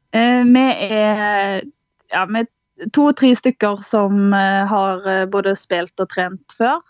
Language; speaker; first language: Norwegian; native; Norwegian